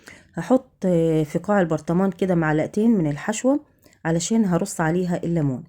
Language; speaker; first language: Arabic; native; Arabic